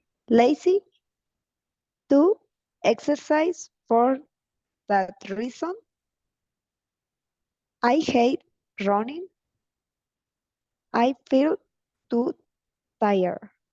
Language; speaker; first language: English; non-native, learner; Spanish